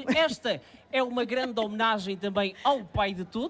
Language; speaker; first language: Portuguese; native; Portuguese